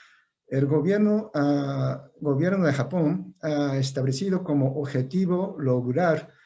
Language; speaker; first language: Spanish; non-native, fluent; Japanese